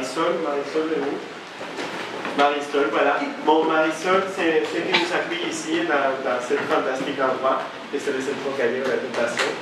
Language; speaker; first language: French; non-native, fluent; Spanish